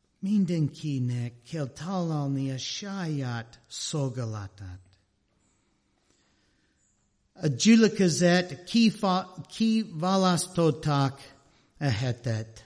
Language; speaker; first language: Hungarian; non-native, learner; English